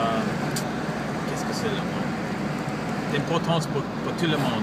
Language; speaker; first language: French; non-native, learner; English